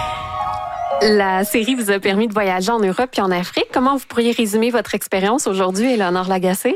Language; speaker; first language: French; native; French